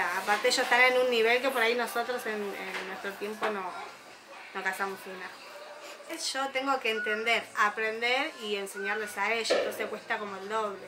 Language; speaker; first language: Spanish; native; Spanish